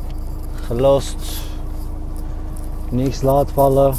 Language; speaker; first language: Dutch; non-native, fluent; Turkish